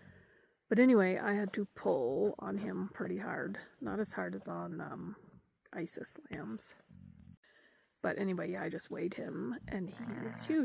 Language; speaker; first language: English; native; English